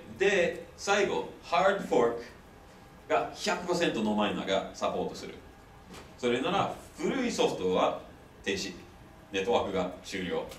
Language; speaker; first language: Japanese; non-native, fluent; English